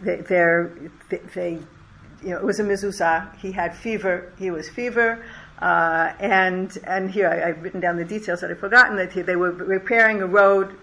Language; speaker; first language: English; native; English